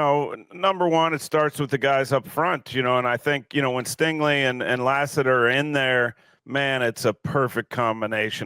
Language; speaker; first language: English; native; English